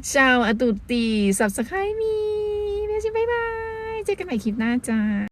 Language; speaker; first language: Thai; native; Thai